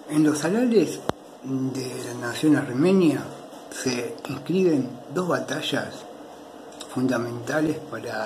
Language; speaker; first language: Spanish; native; Spanish